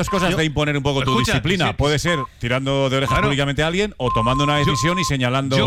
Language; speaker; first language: Spanish; native; Spanish